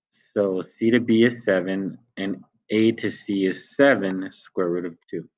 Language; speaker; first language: English; native; English